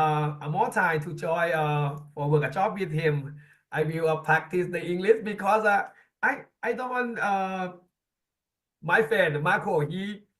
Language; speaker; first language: English; non-native, learner; Thai